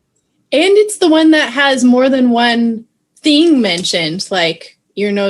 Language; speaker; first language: English; native; English